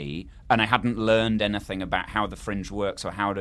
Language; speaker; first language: English; native; English